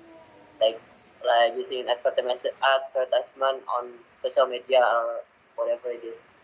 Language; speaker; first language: English; non-native, learner; Indonesian